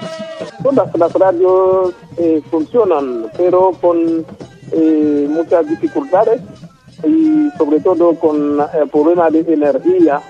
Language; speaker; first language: Spanish; non-native, local second language; Haitian Creole